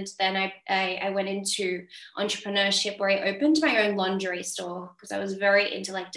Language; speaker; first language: English; native; English